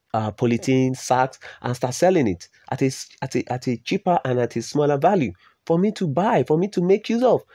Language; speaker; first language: English; non-native, local second language; Yoruba